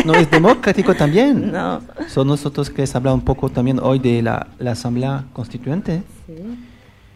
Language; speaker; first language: Spanish; non-native, learner; French